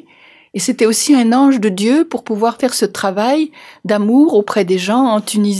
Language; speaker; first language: French; native; French